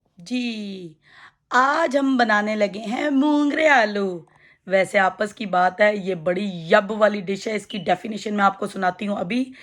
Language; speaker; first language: Urdu; non-native, local second language; Punjabi